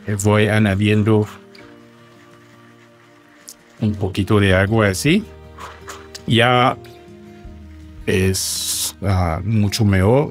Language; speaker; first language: Spanish; non-native, fluent; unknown